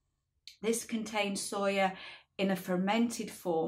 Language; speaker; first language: English; native; English